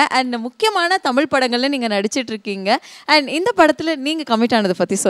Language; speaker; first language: Tamil; native; Tamil